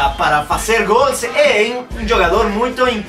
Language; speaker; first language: Portuguese; non-native, learner; Spanish